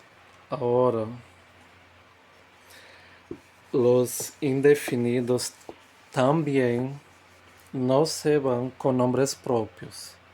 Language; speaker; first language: Spanish; non-native, fluent; Portuguese